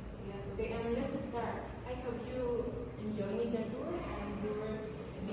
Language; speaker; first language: English; non-native, learner; Spanish